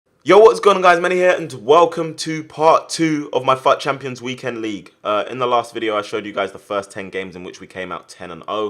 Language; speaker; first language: English; native; English